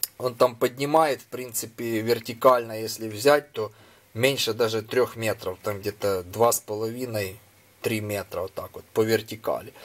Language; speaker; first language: Russian; non-native, local second language; Ukrainian